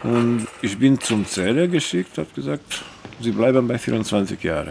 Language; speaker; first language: German; non-native, fluent; Romanian